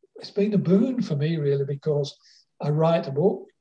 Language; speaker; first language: English; native; English